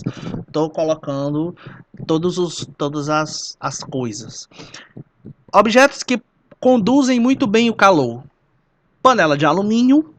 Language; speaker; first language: Portuguese; native; Portuguese